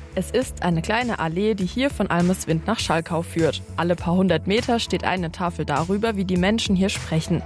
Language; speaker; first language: German; native; German